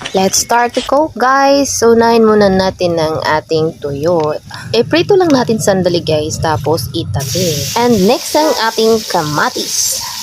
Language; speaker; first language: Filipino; non-native, local second language; Cebuano